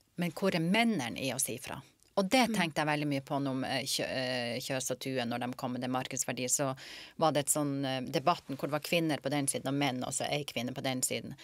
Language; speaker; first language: Norwegian; native; Norwegian